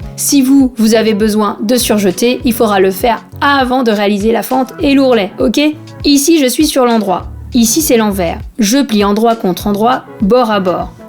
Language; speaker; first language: French; native; French